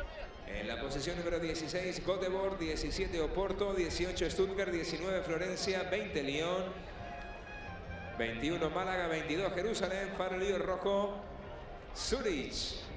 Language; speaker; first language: Spanish; native; Spanish